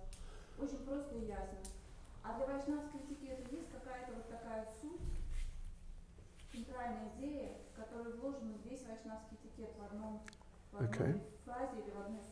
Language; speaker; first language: Russian; native; Russian